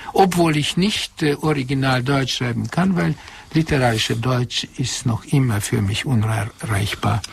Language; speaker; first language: German; non-native, fluent; Hungarian